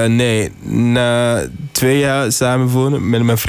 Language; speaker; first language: Dutch; non-native, learner; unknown